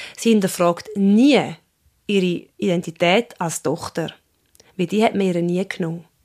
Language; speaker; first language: German; early bilingual, other home language; Swiss German